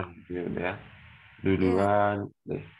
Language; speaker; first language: Indonesian; native; Indonesian